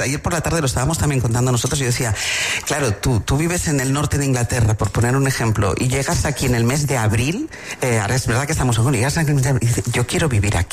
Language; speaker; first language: Spanish; native; Spanish